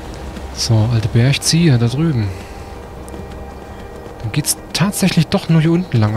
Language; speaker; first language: German; native; German